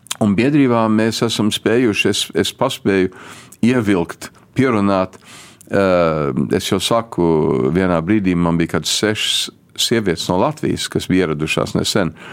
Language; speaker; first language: Latvian; early bilingual, heritage; Latvian